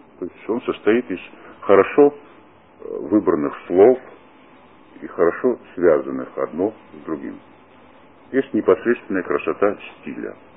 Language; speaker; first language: Russian; non-native, local second language; Georgian